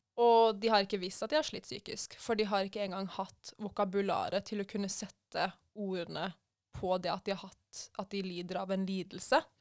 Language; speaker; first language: Norwegian; early bilingual, other home language; Persian